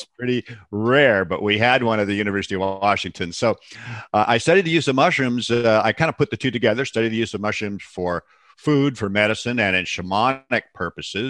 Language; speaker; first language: English; native; English